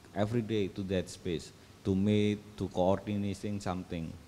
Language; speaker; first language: English; non-native, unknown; Indonesian